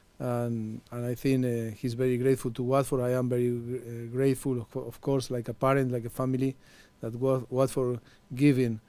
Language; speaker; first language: English; non-native, fluent; Spanish